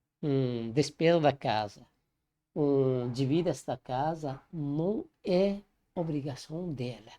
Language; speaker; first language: Portuguese; non-native, learner; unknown